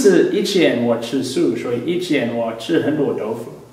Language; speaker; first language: Chinese; non-native, fluent; English